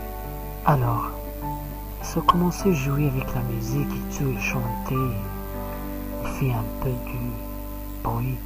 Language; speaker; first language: French; non-native, learner; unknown